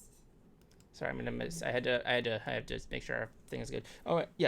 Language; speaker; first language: English; native; English